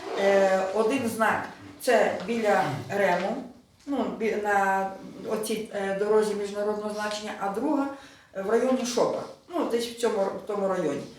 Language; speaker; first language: Ukrainian; native; Ukrainian